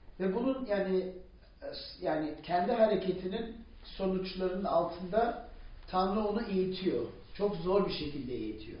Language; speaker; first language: Turkish; non-native, fluent; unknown